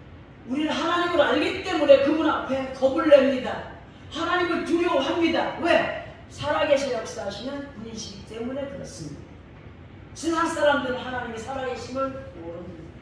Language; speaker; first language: Korean; native; Korean